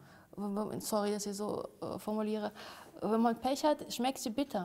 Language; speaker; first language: German; non-native, fluent; Russian